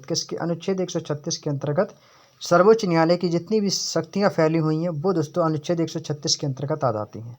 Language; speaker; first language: Hindi; native; Hindi